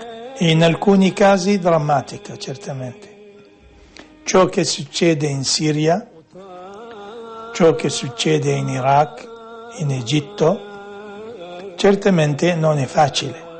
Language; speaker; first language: Italian; non-native, fluent; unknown